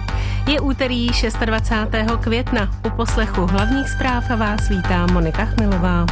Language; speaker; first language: Czech; native; Czech